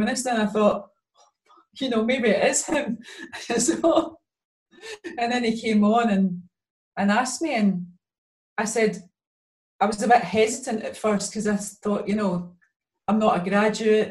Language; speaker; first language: English; native; English